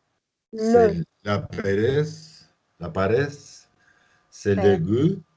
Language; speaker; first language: French; non-native, learner; Spanish